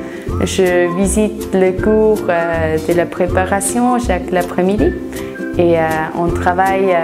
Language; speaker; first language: French; non-native, fluent; Swiss German